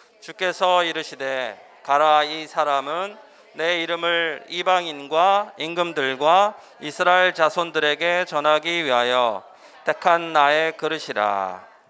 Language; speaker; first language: Korean; native; Korean